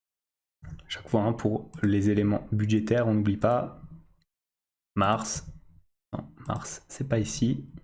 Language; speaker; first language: French; native; French